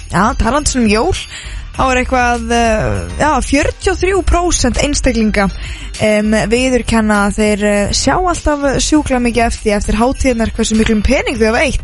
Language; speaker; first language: Icelandic; native; Icelandic